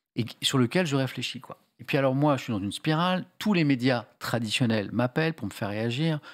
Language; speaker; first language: French; native; French